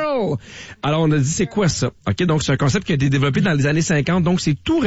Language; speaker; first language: French; native; French